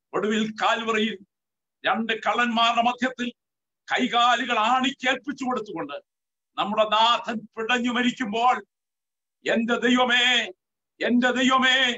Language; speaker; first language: Malayalam; native; Malayalam